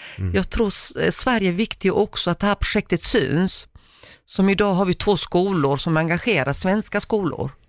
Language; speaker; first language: Swedish; early bilingual, other home language; Croatian